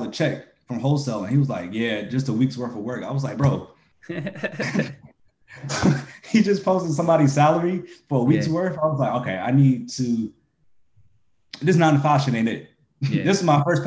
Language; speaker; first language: English; native; English